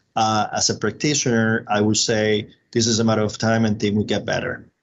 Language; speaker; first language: English; non-native, fluent; Spanish